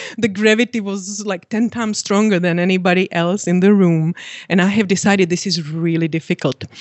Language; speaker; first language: English; non-native, fluent; Czech